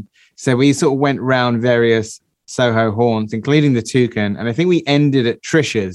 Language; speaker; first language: English; native; English